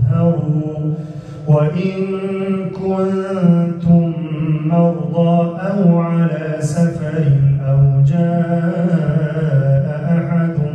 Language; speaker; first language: Arabic; native; Arabic